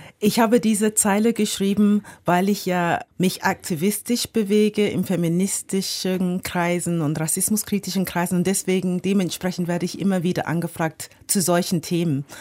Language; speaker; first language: German; non-native, fluent; English